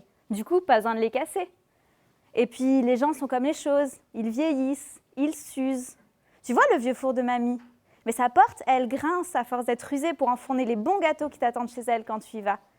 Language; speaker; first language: French; native; French